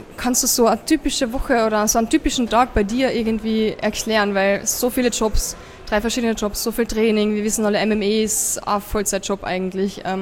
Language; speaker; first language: German; native; German